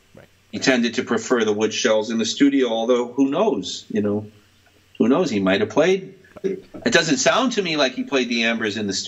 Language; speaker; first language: English; native; English